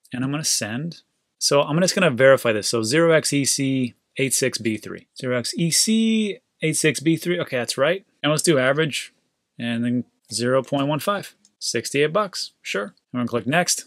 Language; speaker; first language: English; native; English